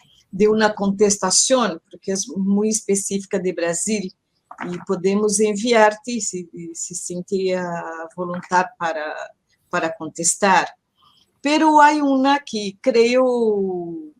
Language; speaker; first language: Spanish; non-native, learner; Portuguese